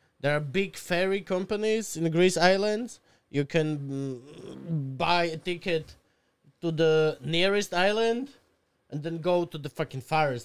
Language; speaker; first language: English; non-native, fluent; Slovak